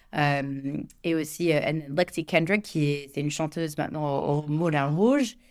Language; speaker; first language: French; non-native, fluent; English